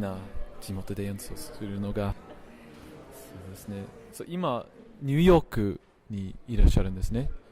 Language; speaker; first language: Japanese; non-native, fluent; English